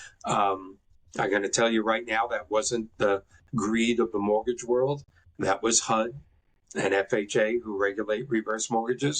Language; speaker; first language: English; native; English